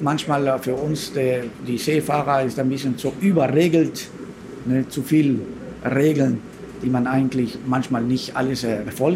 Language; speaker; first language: German; non-native, fluent; Spanish